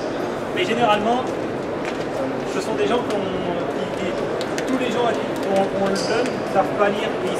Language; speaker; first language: French; native; French